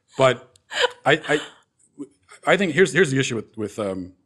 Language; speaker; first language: English; native; English